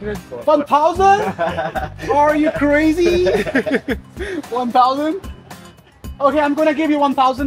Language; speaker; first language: English; non-native, fluent; Urdu